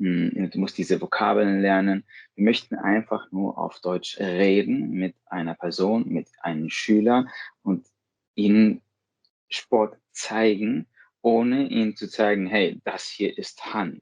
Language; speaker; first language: German; non-native, fluent; Spanish